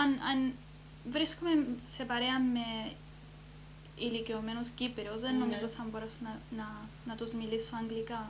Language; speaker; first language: Greek; early bilingual, heritage; Greek